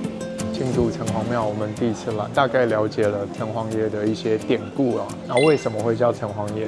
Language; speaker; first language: Chinese; native; Chinese